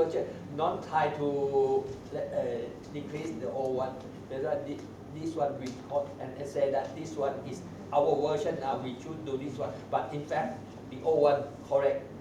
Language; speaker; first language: English; non-native, learner; Thai